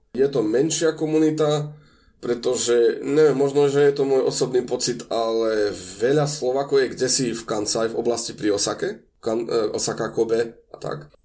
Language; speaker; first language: Slovak; native; Slovak